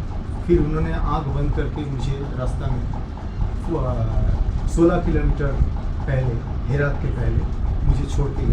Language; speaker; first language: Hindi; non-native, local second language; Bangla